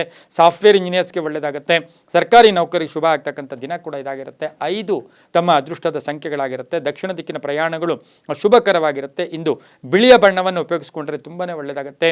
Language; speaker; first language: Kannada; native; Kannada